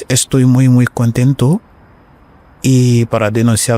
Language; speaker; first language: Spanish; non-native, learner; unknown